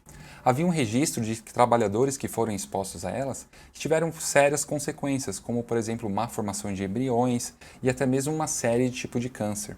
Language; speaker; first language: Portuguese; native; Portuguese